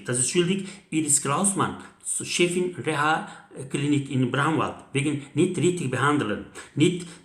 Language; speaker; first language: German; non-native, learner; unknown